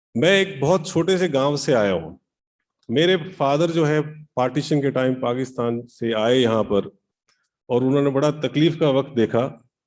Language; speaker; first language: Hindi; native; Hindi